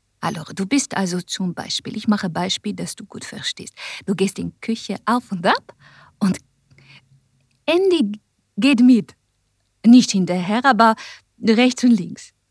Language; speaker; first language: German; non-native, learner; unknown